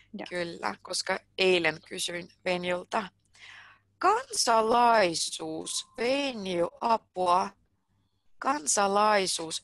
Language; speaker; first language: Finnish; non-native, fluent; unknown